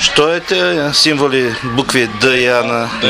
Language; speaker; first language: Russian; non-native, learner; Bulgarian